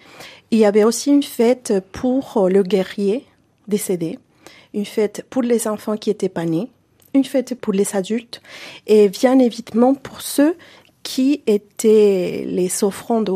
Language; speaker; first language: French; non-native, fluent; Spanish